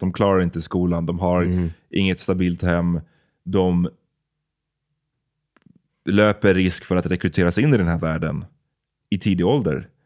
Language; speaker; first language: Swedish; native; Swedish